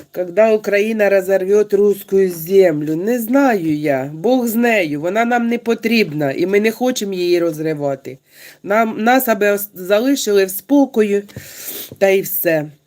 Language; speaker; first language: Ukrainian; non-native, local second language; Russian